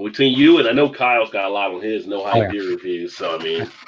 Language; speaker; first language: English; native; English